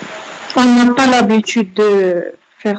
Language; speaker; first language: French; non-native, learner; Arabic